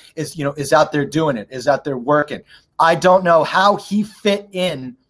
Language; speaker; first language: English; native; English